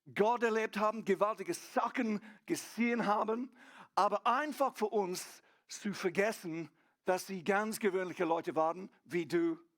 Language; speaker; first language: German; non-native, fluent; English